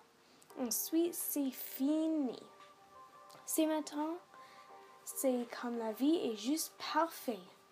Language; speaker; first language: French; non-native, local second language; English